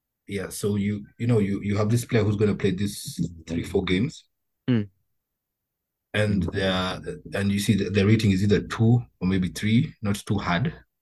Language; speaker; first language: English; non-native, local second language; Luo (Kenya and Tanzania)